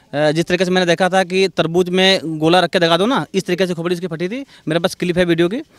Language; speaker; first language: Hindi; native; Hindi